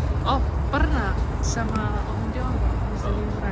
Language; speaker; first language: Indonesian; non-native, fluent; Chinese